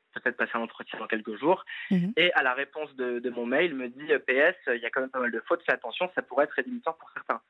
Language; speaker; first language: French; native; French